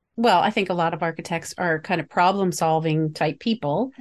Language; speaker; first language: English; native; English